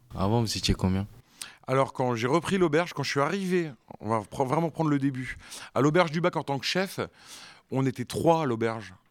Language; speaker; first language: French; native; French